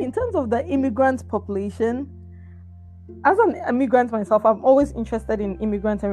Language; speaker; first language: English; non-native, local second language; Akan